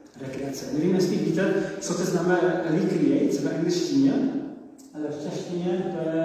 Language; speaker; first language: Czech; non-native, learner; English